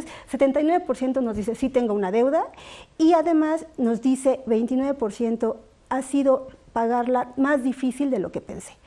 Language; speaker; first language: Spanish; native; Spanish